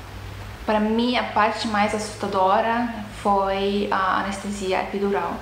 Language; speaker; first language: Portuguese; non-native, fluent; Estonian